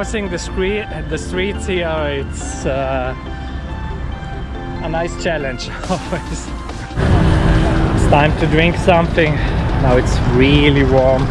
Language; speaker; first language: English; non-native, fluent; German